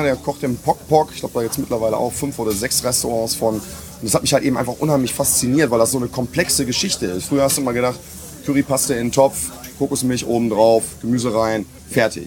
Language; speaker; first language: German; native; German